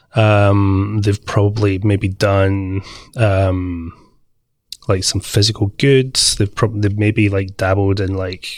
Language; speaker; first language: English; native; English